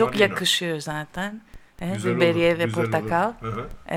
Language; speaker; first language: Turkish; non-native, learner; Greek